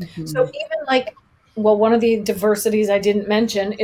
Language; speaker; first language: English; native; English